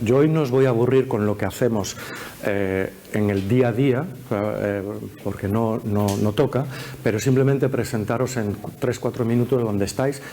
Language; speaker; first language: Spanish; early bilingual, heritage; Spanish